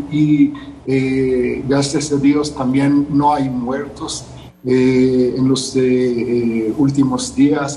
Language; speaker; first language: Spanish; non-native, fluent; Hebrew